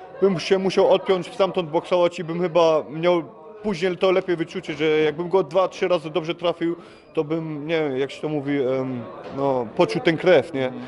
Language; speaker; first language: Polish; early bilingual, heritage; Polish